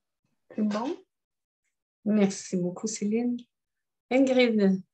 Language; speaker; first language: French; native; French